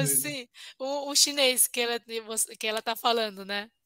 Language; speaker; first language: Portuguese; non-native, fluent; Chinese